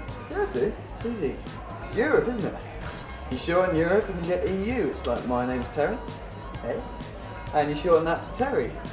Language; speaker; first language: English; native; English